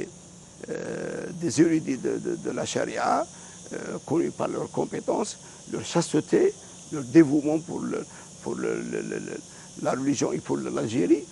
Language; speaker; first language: French; non-native, local second language; Arabic